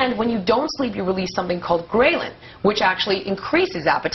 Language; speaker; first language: English; native; English